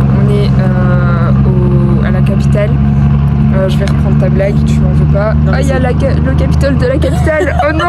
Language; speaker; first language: French; native; French